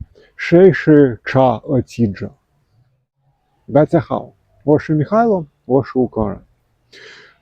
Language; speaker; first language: Chinese; non-native, fluent; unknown